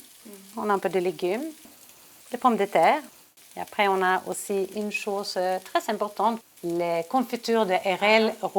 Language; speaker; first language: French; non-native, learner; Swedish